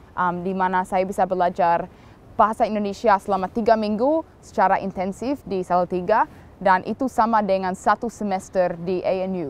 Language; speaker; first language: Indonesian; non-native, fluent; English